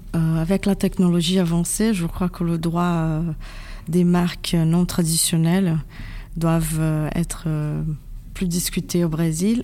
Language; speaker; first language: French; non-native, fluent; Portuguese